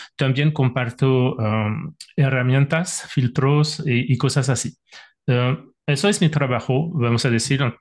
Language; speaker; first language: Spanish; non-native, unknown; French